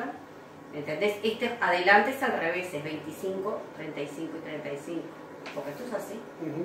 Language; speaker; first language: Spanish; native; Spanish